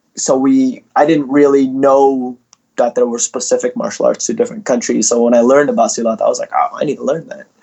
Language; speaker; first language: English; early bilingual, other home language; Indonesian